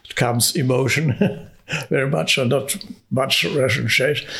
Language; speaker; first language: English; non-native, fluent; Hungarian